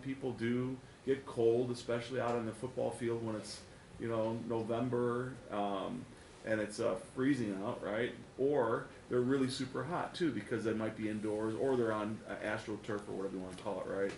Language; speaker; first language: English; native; English